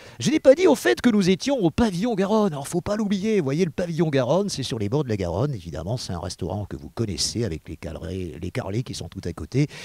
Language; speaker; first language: French; native; French